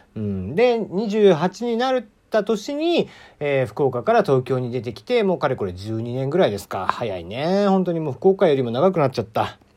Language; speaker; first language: Japanese; native; Japanese